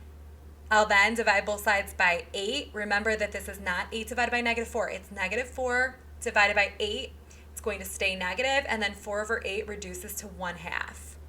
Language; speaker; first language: English; native; English